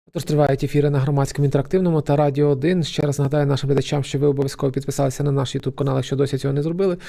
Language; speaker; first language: Ukrainian; native; Ukrainian